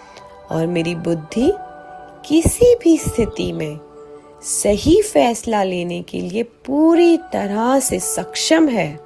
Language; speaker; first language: Hindi; native; Hindi